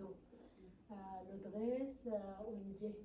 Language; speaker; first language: French; non-native, learner; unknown